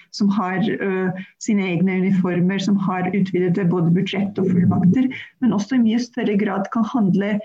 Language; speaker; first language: Norwegian; non-native, fluent; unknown